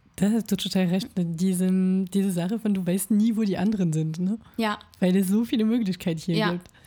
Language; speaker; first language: German; non-native, fluent; French